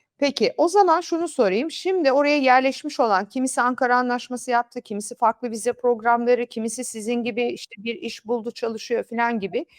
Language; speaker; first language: Turkish; native; Turkish